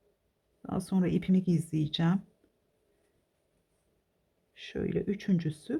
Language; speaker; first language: Turkish; native; Turkish